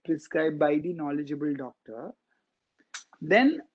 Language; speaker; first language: English; non-native, local second language; Marathi